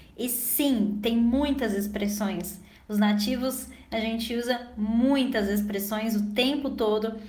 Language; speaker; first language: Portuguese; native; Portuguese